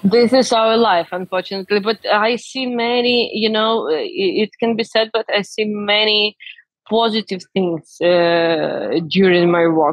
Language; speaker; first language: English; non-native, learner; Ukrainian